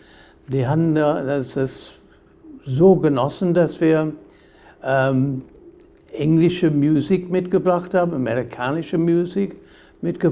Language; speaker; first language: German; non-native, fluent; English